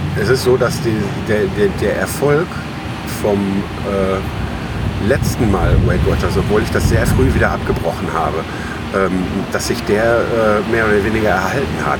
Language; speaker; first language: German; native; German